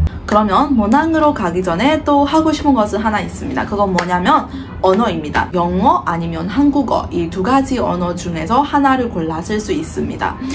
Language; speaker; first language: Korean; non-native, fluent; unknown